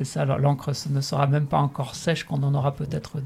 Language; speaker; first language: French; native; French